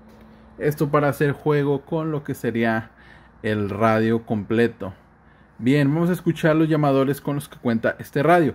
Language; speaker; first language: Spanish; native; Spanish